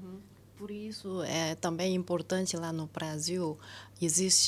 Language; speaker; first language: Portuguese; non-native, fluent; Chinese